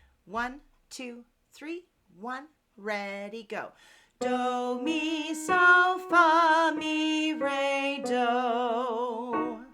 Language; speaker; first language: English; native; English